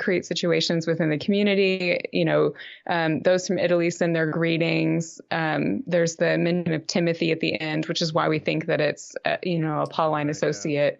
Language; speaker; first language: English; native; English